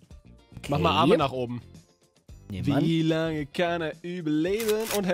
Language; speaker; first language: German; native; German